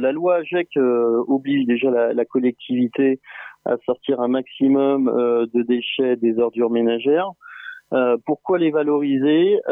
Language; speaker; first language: French; native; French